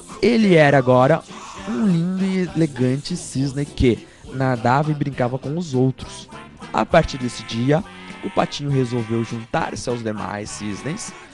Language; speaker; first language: Portuguese; native; Portuguese